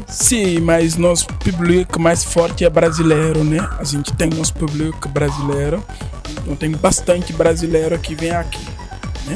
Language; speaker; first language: Portuguese; non-native, fluent; Wolof